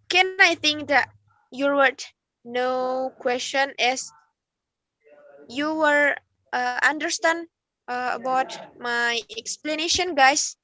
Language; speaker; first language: English; non-native, learner; Indonesian